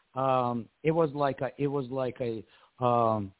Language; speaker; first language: English; non-native, fluent; Ukrainian